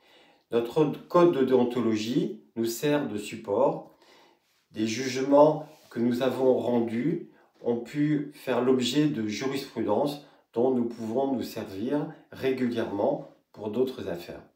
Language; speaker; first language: French; native; French